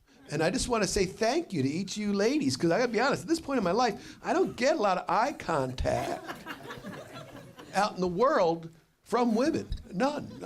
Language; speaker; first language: English; native; English